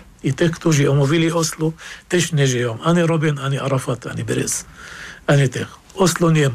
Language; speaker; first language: Polish; non-native, fluent; Arabic